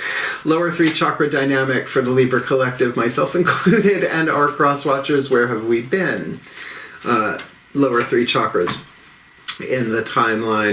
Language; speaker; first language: English; native; English